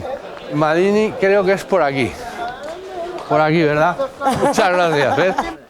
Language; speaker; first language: Spanish; native; Spanish